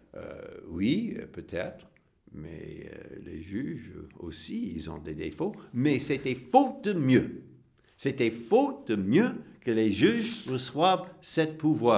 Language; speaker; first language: French; non-native, fluent; English